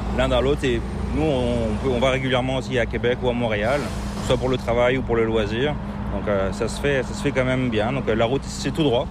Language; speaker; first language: French; native; French